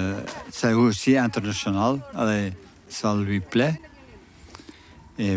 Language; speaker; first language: French; non-native, learner; Dutch